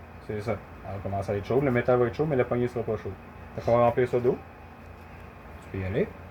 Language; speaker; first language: French; native; French